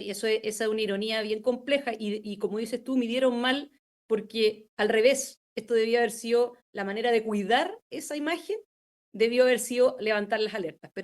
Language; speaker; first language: Spanish; native; Spanish